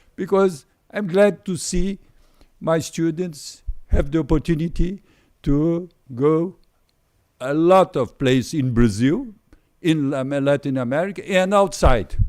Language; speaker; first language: English; non-native, fluent; Portuguese